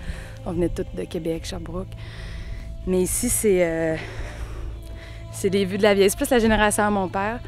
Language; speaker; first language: French; native; French